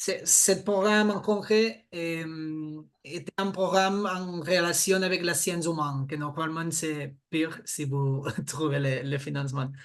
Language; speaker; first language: French; non-native, fluent; Catalan